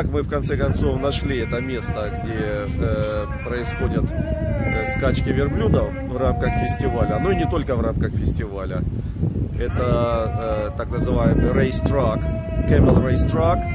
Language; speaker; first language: Russian; native; Russian